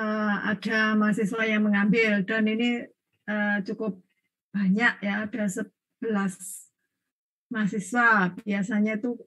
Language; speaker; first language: Indonesian; native; Indonesian